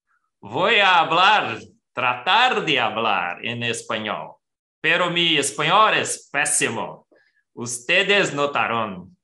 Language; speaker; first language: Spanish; non-native, learner; Portuguese